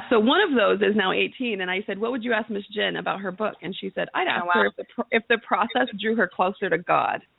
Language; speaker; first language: English; native; English